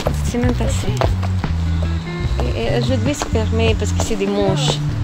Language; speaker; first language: French; non-native, learner; Filipino